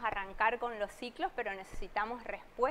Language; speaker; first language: Spanish; native; Spanish